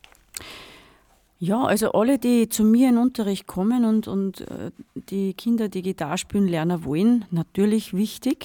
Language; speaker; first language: German; native; German